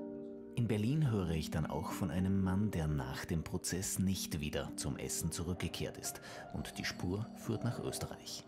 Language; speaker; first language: German; native; German